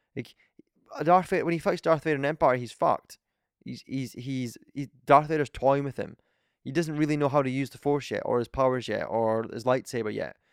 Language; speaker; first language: English; native; English